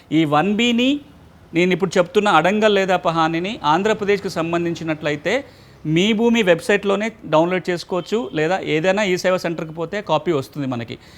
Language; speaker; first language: Telugu; native; Telugu